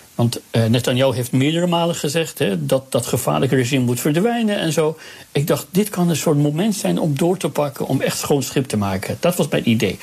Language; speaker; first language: Dutch; non-native, fluent; Persian